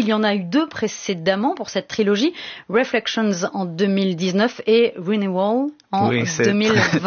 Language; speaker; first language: French; native; French